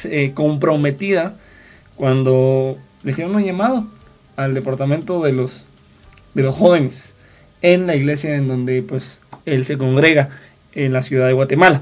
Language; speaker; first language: Spanish; native; Spanish